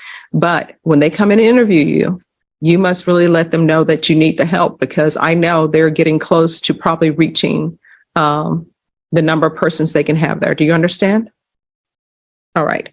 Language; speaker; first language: English; native; English